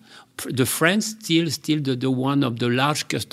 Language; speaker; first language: English; non-native, learner; French